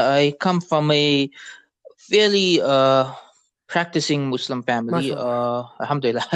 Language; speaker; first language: English; native; English